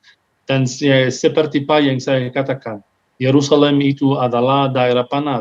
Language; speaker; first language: Indonesian; non-native, fluent; Hebrew